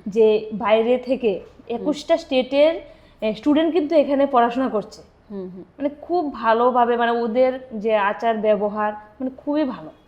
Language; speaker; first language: Bangla; native; Bangla